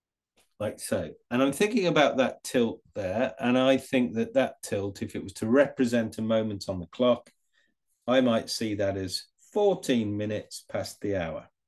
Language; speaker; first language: English; native; English